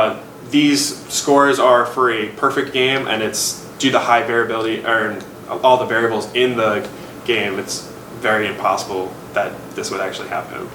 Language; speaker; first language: English; native; English